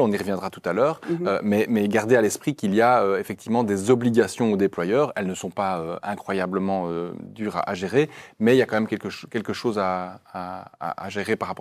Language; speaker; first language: French; native; French